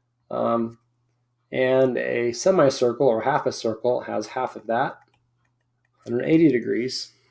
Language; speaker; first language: English; native; English